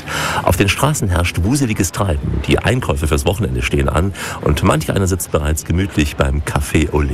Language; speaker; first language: German; native; German